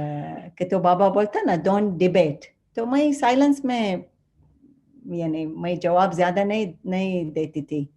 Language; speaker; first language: Hindi; non-native, fluent; Arabic